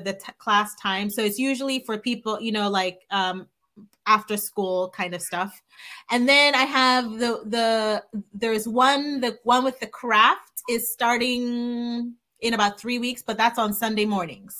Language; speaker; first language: English; non-native, local second language; Yoruba